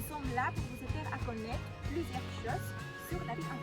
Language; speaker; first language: French; non-native, learner; Greek